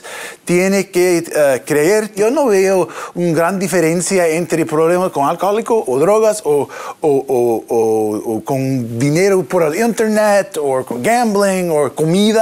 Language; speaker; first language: Spanish; non-native, learner; English